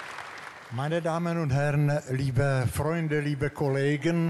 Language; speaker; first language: German; non-native, fluent; Czech